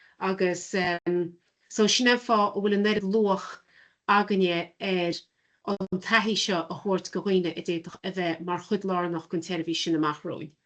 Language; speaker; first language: Irish; native; Irish